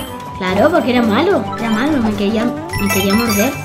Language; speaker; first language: Spanish; native; Spanish